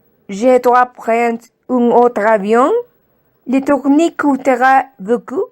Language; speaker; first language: French; non-native, learner; Spanish